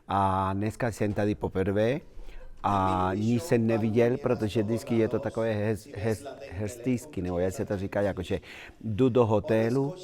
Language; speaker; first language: Czech; non-native, fluent; Spanish